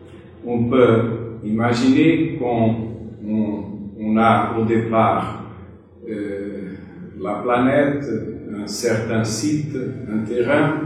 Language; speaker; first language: French; non-native, fluent; Portuguese